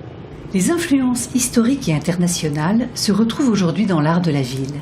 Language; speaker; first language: French; native; French